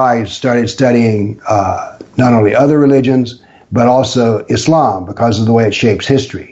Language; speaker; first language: English; native; English